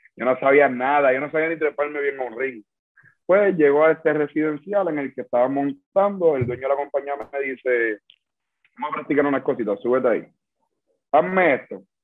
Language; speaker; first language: Spanish; native; Spanish